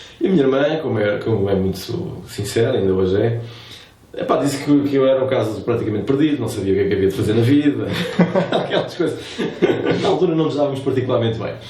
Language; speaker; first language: Portuguese; native; Portuguese